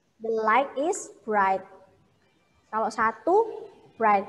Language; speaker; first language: English; non-native, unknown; Indonesian